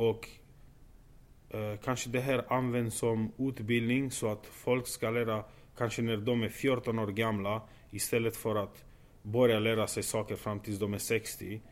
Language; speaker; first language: Swedish; non-native, fluent; Romanian